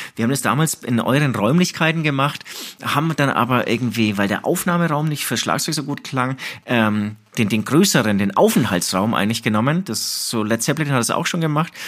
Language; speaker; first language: German; native; German